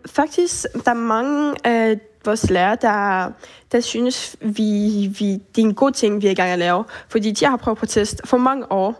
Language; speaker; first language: Danish; early bilingual, heritage; French